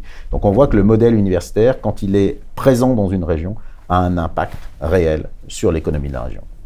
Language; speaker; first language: French; native; French